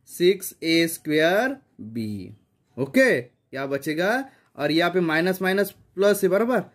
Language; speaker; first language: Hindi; non-native, local second language; Marathi